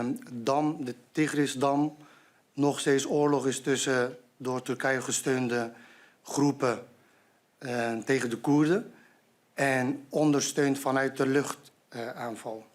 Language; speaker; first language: Dutch; non-native, fluent; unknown